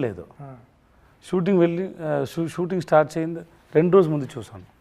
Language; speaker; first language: Telugu; non-native, learner; Tamil